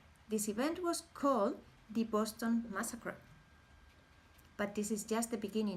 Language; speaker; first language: English; non-native, fluent; Spanish